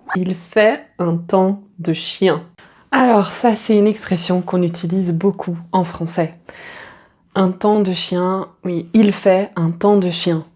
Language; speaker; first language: French; native; French